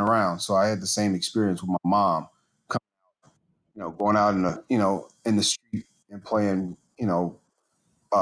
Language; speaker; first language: English; native; English